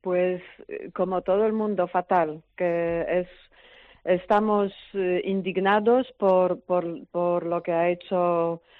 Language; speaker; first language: Spanish; non-native, fluent; Polish